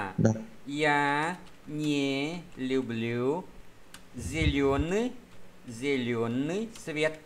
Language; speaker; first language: Russian; non-native, fluent; Vietnamese